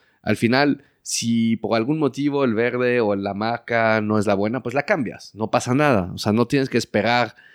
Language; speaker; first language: Spanish; early bilingual, heritage; French